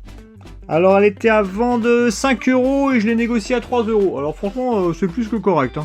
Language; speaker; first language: French; native; French